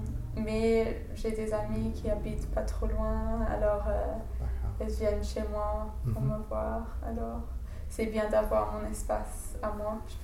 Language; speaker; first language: French; non-native, fluent; English